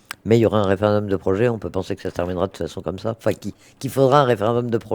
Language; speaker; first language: French; native; French